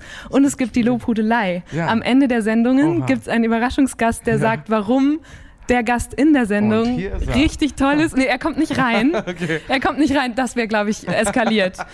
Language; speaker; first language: German; native; German